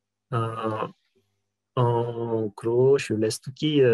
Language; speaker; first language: French; non-native, local second language; Malagasy